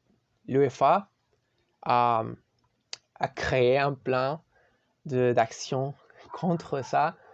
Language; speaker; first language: French; non-native, learner; Spanish